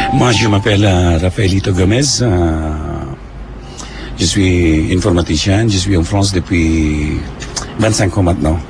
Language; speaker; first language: French; non-native, fluent; Filipino